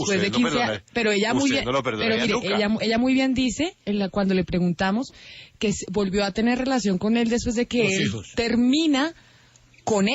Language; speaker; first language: Spanish; native; Spanish